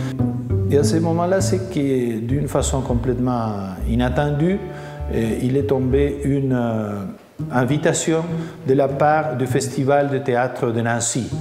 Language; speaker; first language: French; non-native, fluent; Spanish